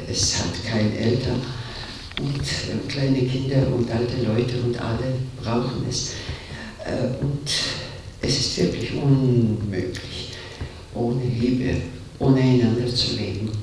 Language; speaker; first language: German; non-native, fluent; Georgian